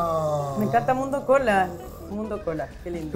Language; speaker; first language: Spanish; native; Spanish